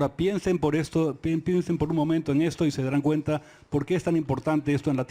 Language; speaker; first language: Spanish; native; Spanish